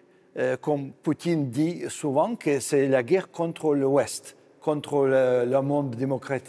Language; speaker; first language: French; non-native, fluent; Russian